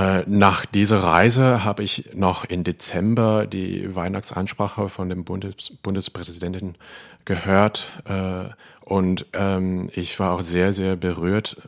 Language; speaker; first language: German; non-native, fluent; Cantonese